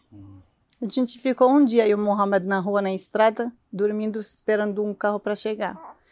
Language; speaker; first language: Portuguese; non-native, learner; Arabic